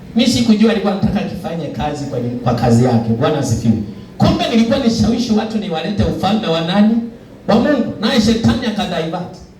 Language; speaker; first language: Swahili; non-native, local second language; Luyia